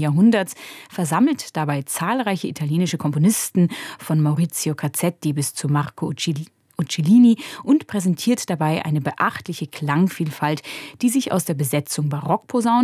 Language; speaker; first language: German; native; German